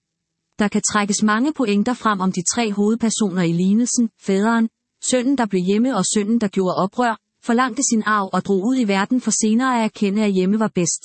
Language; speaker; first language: Danish; native; Danish